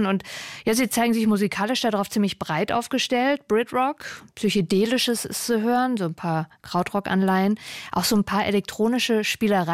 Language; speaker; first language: German; native; German